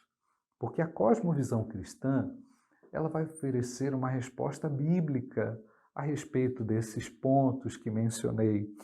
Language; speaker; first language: Portuguese; native; Portuguese